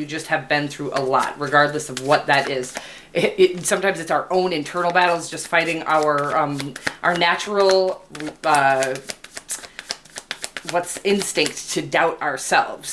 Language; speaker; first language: English; native; English